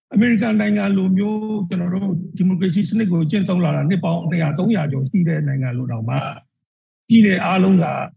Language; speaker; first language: Burmese; non-native, local second language; Karen languages